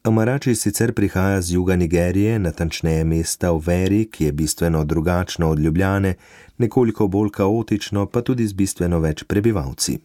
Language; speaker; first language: Slovenian; native; Slovenian